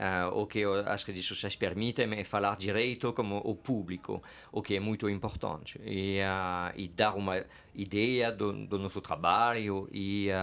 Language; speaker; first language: Portuguese; non-native, fluent; French